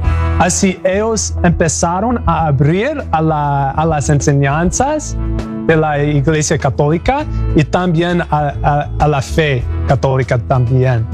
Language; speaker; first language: Spanish; non-native, learner; English